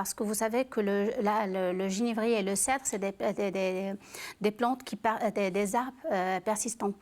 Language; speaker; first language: French; non-native, local second language; Arabic